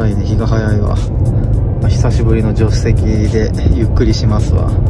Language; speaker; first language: Japanese; native; Japanese